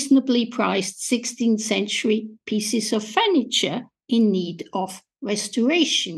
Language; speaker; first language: English; non-native, fluent; German